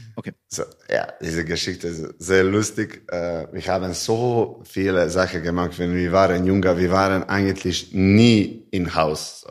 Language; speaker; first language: German; non-native, learner; Serbian